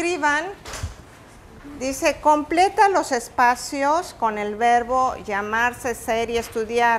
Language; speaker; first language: Spanish; native; Spanish